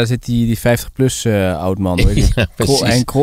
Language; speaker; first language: Dutch; native; Dutch